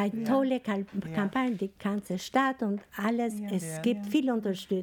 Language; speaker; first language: German; non-native, fluent; Albanian